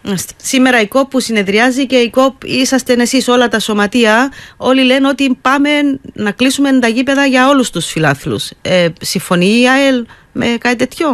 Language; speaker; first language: Greek; native; Greek